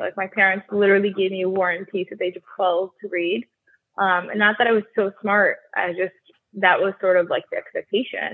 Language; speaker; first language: English; early bilingual, other home language; Russian